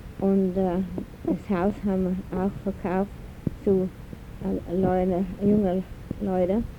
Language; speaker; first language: German; early bilingual, heritage; German